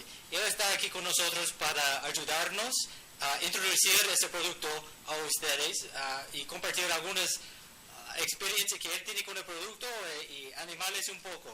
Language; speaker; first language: Spanish; non-native, fluent; English